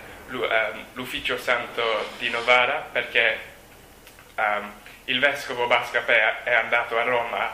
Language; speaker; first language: Italian; non-native, learner; English